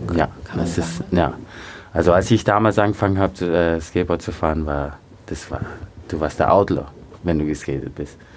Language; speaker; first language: German; early bilingual, other home language; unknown